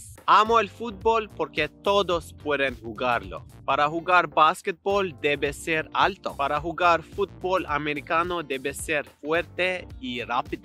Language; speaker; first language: Spanish; non-native, learner; English